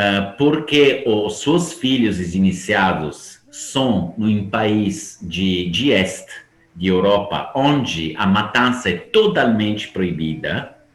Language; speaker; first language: Portuguese; non-native, fluent; Italian